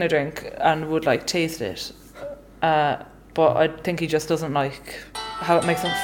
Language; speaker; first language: English; native; English